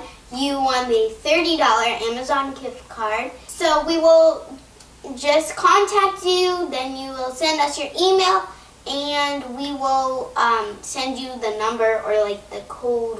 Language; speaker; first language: English; native; English